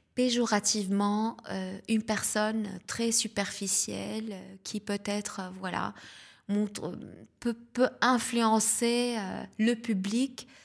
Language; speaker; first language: French; non-native, local second language; Arabic